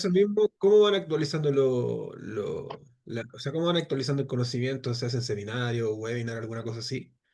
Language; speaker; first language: Spanish; native; Spanish